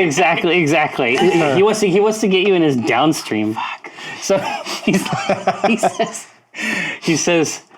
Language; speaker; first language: English; native; English